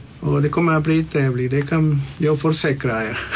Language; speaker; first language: Swedish; non-native, local second language; Spanish